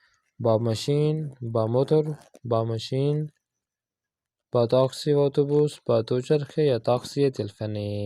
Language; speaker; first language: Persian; non-native, fluent; Urdu